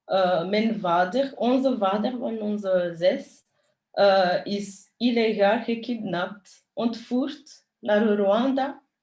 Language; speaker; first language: Dutch; early bilingual, other home language; Kinyarwanda